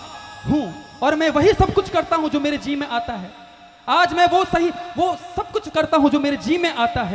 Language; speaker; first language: Hindi; native; Hindi